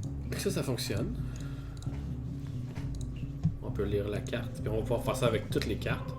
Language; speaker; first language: French; native; French